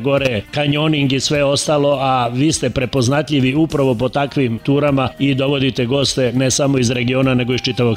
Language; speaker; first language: Serbian; native; Serbian